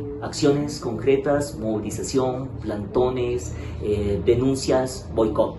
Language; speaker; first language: Spanish; native; Spanish